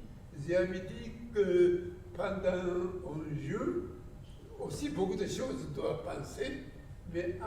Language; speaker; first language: French; non-native, learner; Japanese